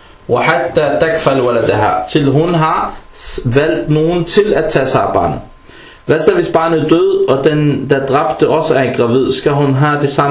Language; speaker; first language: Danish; early bilingual, other home language; Arabic